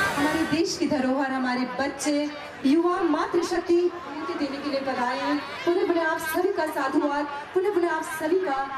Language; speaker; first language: Hindi; native; Hindi